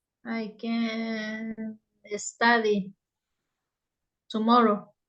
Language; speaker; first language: English; non-native, learner; Spanish